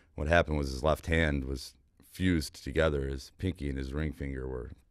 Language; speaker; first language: English; native; English